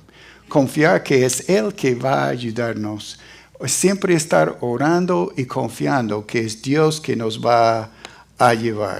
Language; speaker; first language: Spanish; non-native, fluent; English